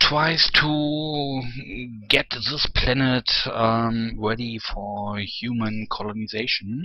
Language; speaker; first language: English; non-native, learner; German